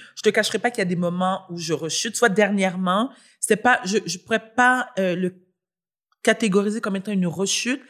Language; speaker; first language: French; native; French